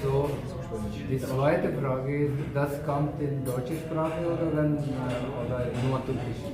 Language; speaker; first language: German; non-native, learner; Urdu